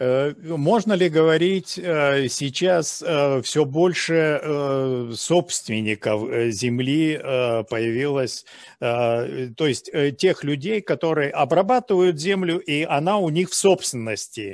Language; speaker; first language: Russian; native; Russian